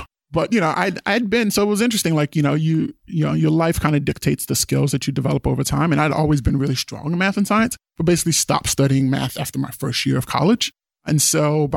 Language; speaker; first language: English; native; English